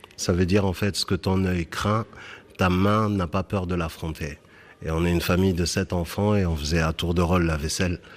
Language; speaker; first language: French; early bilingual, other home language; Fula